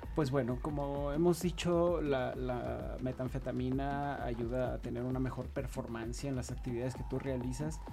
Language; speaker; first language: Spanish; native; Spanish